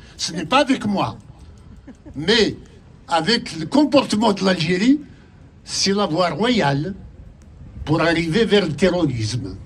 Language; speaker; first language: French; non-native, local second language; Kabyle